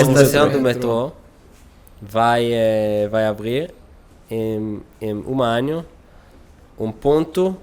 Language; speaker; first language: Portuguese; non-native, learner; Hebrew